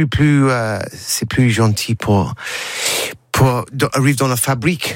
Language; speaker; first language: French; non-native, learner; English